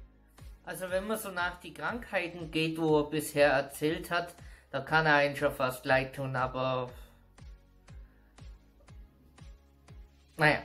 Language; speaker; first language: German; native; German